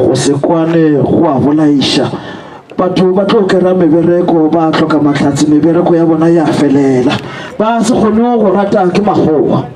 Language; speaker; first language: Northern Sotho; native; Northern Sotho